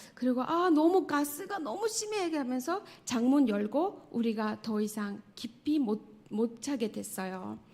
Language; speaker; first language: Korean; non-native, fluent; Tajik